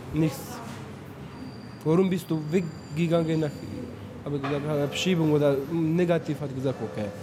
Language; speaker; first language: German; non-native, learner; Pashto